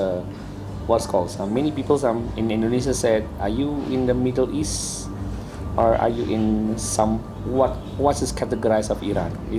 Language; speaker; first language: English; non-native, learner; Indonesian